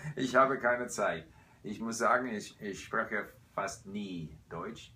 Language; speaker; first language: German; non-native, learner; English